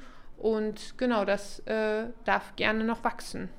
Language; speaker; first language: German; native; German